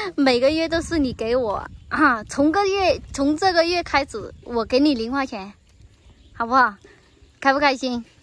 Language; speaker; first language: Chinese; non-native, fluent; Vietnamese